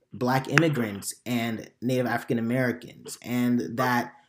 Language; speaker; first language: English; early bilingual, other home language; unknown